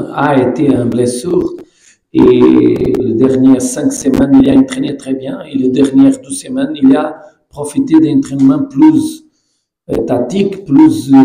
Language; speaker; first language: French; non-native, fluent; Portuguese